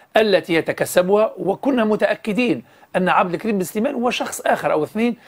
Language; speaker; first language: Arabic; native; Arabic